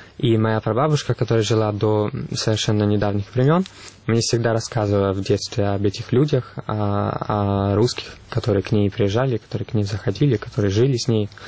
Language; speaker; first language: Russian; non-native, fluent; Italian